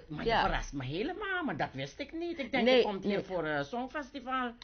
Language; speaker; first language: Dutch; native; Dutch